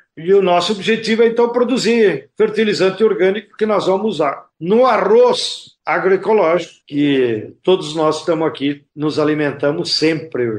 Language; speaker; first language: Portuguese; native; Portuguese